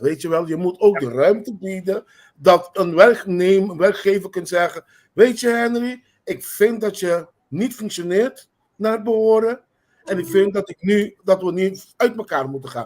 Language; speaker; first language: Dutch; non-native, local second language; Papiamento